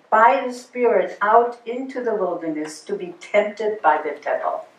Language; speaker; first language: English; early bilingual, other home language; German